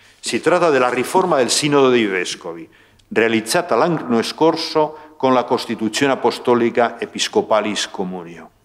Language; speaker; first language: Italian; non-native, fluent; Spanish